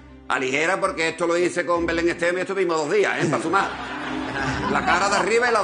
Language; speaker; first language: Spanish; native; Spanish